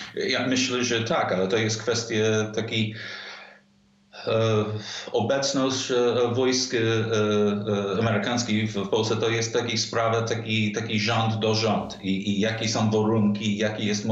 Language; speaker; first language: Polish; non-native, fluent; English